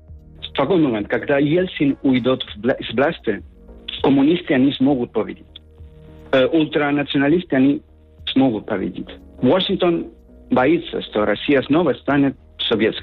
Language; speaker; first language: Russian; non-native, learner; Spanish